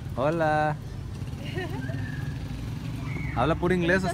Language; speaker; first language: Spanish; native; Spanish